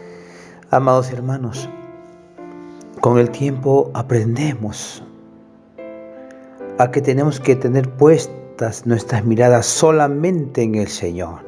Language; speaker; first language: Spanish; native; Spanish